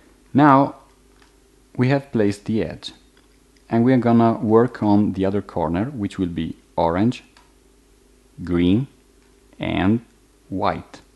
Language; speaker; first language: English; non-native, fluent; Italian